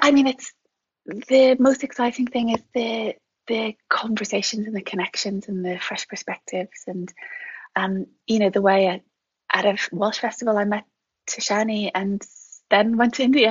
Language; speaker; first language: English; native; English